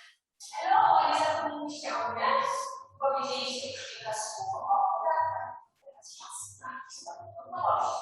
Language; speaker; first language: Polish; native; Polish